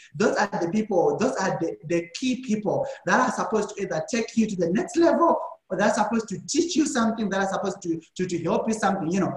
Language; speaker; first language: English; non-native, local second language; Shona